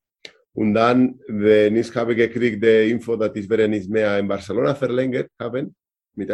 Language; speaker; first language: German; non-native, learner; Spanish